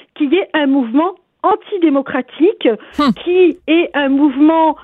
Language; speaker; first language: French; non-native, local second language; Arabic